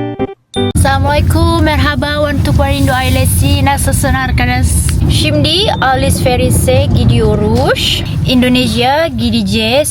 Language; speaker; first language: Turkish; non-native, learner; Indonesian